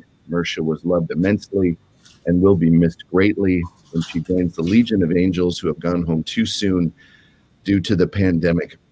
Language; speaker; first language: English; native; English